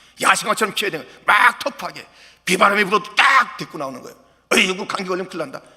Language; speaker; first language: Korean; native; Korean